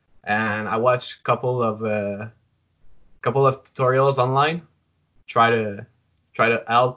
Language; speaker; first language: English; non-native, fluent; French